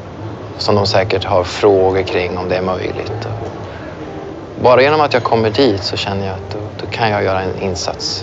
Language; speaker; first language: Swedish; native; Swedish